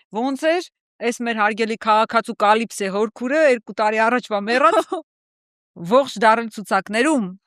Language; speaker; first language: Armenian; native; Armenian